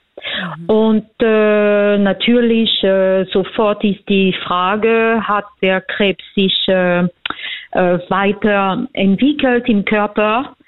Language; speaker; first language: German; non-native, fluent; French